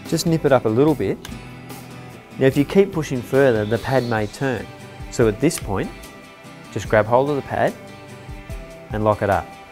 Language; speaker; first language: English; native; English